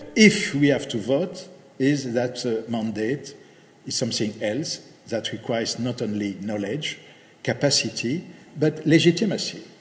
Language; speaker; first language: English; non-native, fluent; French